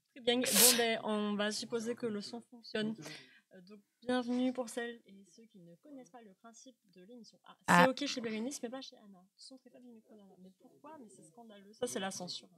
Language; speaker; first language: French; native; French